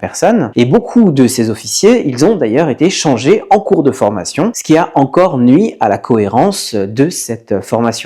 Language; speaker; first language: French; native; French